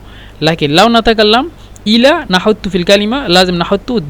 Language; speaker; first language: Arabic; non-native, fluent; Bangla